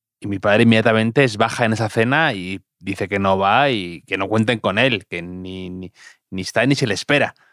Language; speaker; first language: Spanish; native; Spanish